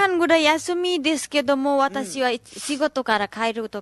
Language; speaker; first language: Japanese; non-native, learner; Nepali